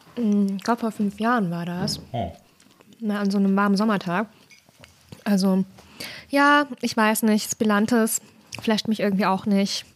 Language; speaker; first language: German; native; German